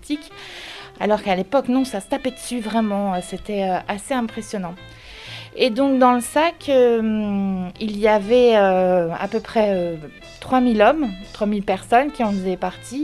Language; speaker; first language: French; native; French